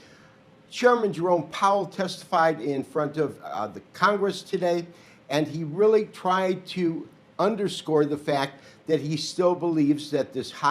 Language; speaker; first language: English; native; English